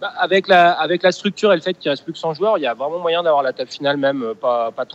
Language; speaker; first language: French; native; French